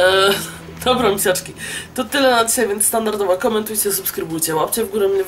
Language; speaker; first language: Polish; native; Polish